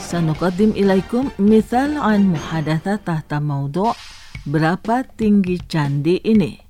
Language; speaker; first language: Arabic; non-native, fluent; Indonesian